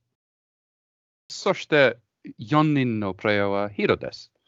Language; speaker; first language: Japanese; non-native, learner; English